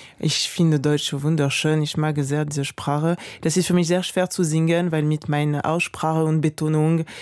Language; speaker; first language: German; non-native, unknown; French